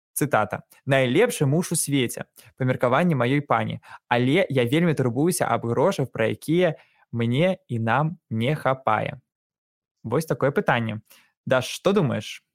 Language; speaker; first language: Belarusian; non-native, local second language; Russian